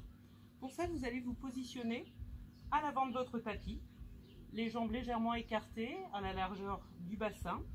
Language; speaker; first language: French; native; French